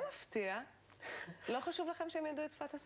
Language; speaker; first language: Hebrew; native; Hebrew